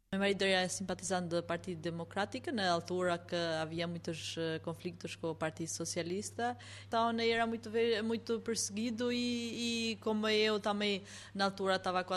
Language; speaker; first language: Portuguese; non-native, fluent; Albanian